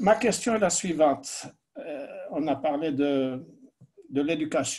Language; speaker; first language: French; non-native, local second language; Arabic